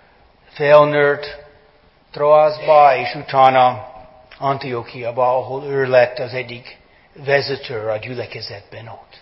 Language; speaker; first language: Hungarian; non-native, fluent; English